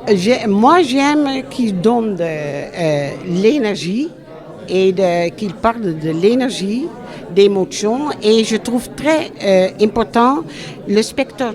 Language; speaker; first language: French; non-native, fluent; Dutch